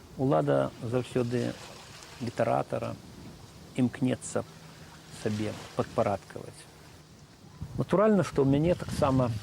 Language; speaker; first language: Belarusian; non-native, local second language; Russian